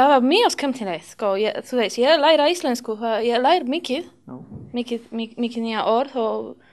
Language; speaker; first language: Icelandic; non-native, learner; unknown